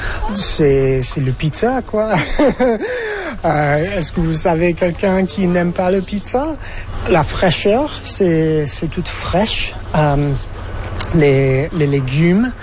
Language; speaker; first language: French; non-native, learner; English